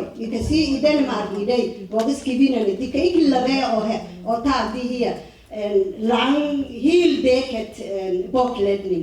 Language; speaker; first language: Danish; non-native, fluent; Somali